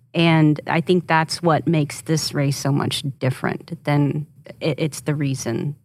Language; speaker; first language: English; native; English